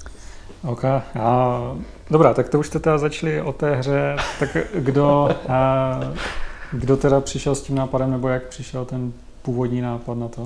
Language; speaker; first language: Czech; native; Czech